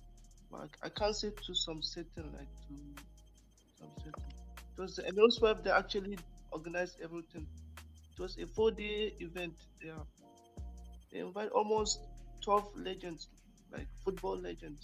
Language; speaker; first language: English; non-native, local second language; Hausa